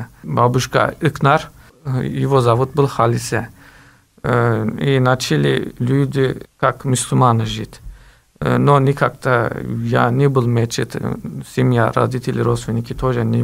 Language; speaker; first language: Russian; non-native, learner; Turkish